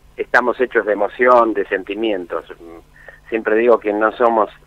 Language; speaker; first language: Spanish; native; Spanish